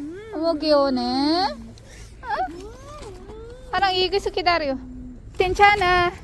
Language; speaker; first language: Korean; non-native, learner; Filipino